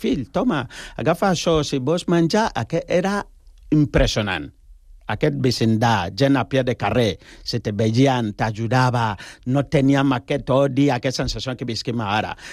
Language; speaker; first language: Catalan; non-native, fluent; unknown